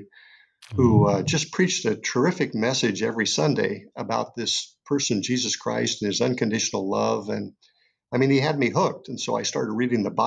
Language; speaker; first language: English; native; English